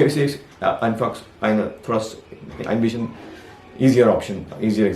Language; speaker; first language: German; non-native, fluent; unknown